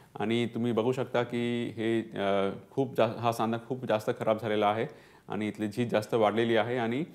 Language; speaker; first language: Marathi; non-native, local second language; Punjabi